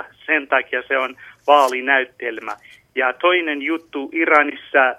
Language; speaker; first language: Finnish; non-native, fluent; Persian